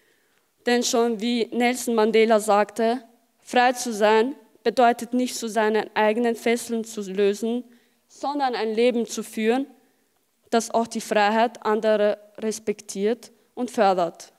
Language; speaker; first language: German; early bilingual, other home language; Albanian